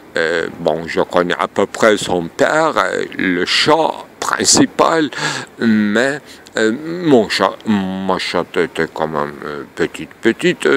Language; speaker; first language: French; non-native, fluent; Turkish